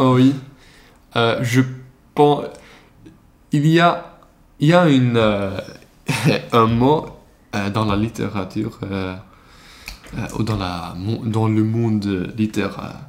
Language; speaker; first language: French; non-native, learner; Swedish